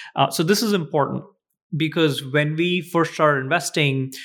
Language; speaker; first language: English; non-native, local second language; Gujarati